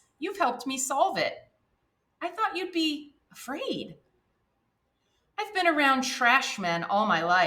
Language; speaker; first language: English; native; English